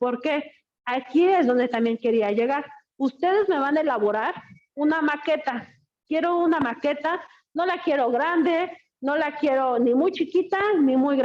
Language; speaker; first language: Spanish; native; Spanish